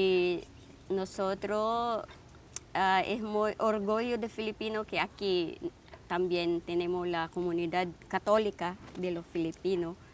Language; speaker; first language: Spanish; non-native, fluent; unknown